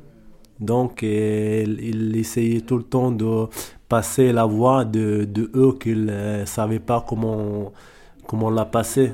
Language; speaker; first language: French; non-native, learner; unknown